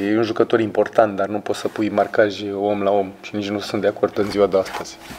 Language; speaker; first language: Romanian; native; Romanian